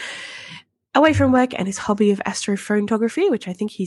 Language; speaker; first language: English; native; English